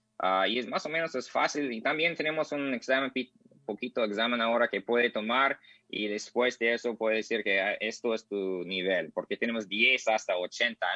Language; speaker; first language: Spanish; non-native, learner; English